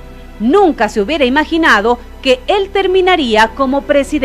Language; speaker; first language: Spanish; native; Spanish